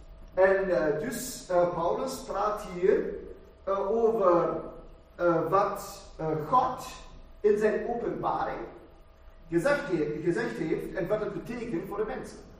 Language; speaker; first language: Dutch; non-native, fluent; German